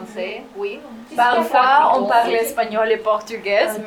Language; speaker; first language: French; non-native, learner; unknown